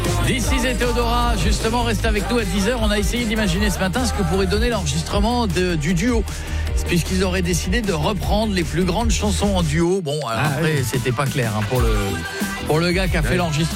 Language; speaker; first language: French; native; French